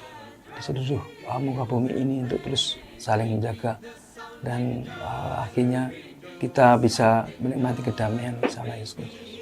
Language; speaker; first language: Indonesian; native; Indonesian